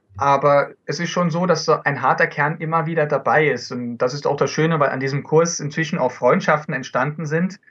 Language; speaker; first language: German; early bilingual, other home language; Dutch